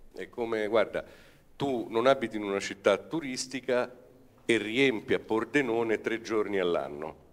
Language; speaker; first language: Italian; native; Italian